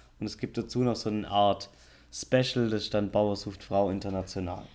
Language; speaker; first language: German; native; German